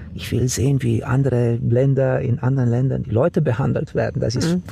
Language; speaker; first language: German; non-native, fluent; Romanian